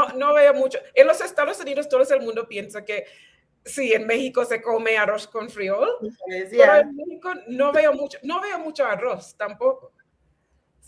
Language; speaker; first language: Spanish; non-native, fluent; English